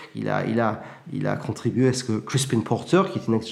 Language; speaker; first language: French; early bilingual, heritage; French